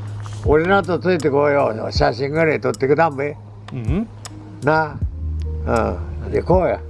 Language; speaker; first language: Japanese; native; Japanese